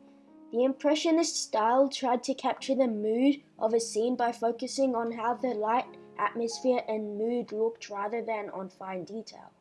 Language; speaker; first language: English; native; English